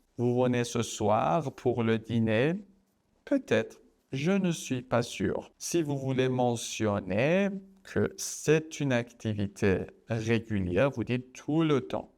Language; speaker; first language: French; non-native, fluent; Persian